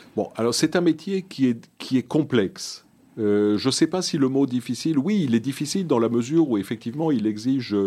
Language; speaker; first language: French; early bilingual, other home language; Hebrew